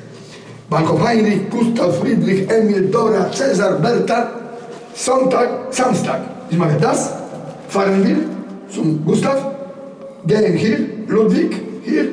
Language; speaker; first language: German; non-native, learner; Polish